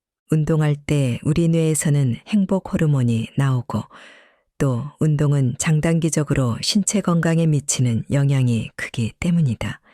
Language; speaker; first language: Korean; native; Korean